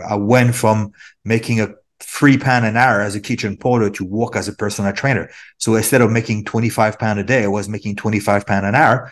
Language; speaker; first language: English; non-native, fluent; French